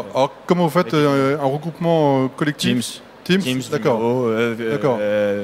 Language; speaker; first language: French; native; French